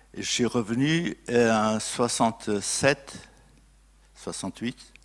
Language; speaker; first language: French; non-native, fluent; Portuguese